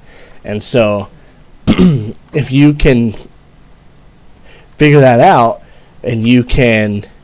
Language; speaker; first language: English; native; English